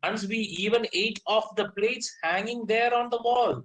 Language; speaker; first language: English; non-native, local second language; Malayalam